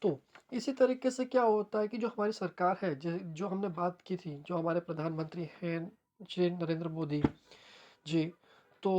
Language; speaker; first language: Hindi; native; Hindi